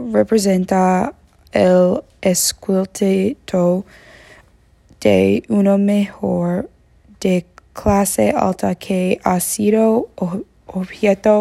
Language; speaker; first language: Spanish; non-native, learner; English